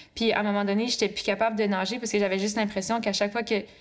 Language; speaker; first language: French; native; French